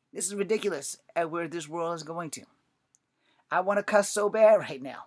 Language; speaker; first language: English; native; English